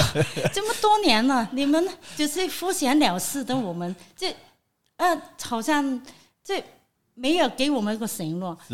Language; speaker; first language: Chinese; non-native, fluent; Cantonese